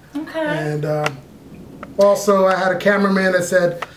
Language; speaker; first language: English; native; English